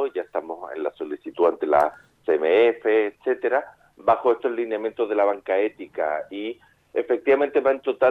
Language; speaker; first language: Spanish; native; Spanish